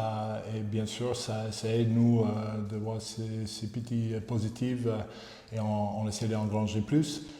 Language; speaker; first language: French; non-native, fluent; English